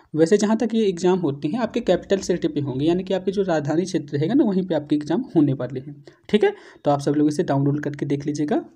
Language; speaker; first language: Hindi; native; Hindi